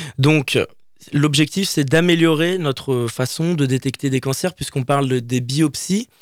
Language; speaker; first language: French; native; French